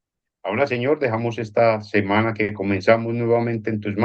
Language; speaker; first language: Spanish; native; Spanish